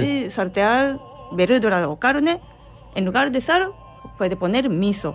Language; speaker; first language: Spanish; non-native, learner; Japanese